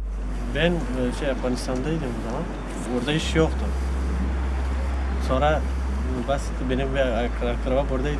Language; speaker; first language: Turkish; non-native, learner; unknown